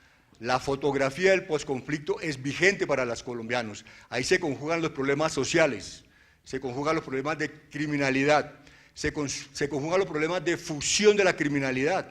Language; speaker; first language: Spanish; native; Spanish